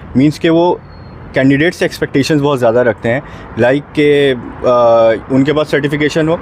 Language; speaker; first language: Urdu; native; Urdu